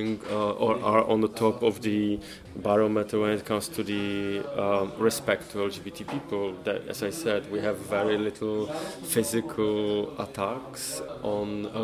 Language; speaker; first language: English; non-native, fluent; Polish